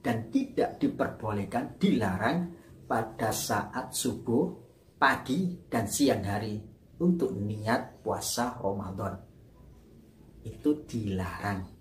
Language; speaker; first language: Indonesian; native; Indonesian